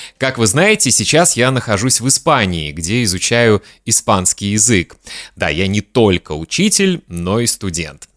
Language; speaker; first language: Russian; native; Russian